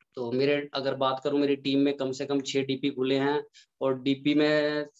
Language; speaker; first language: Hindi; native; Hindi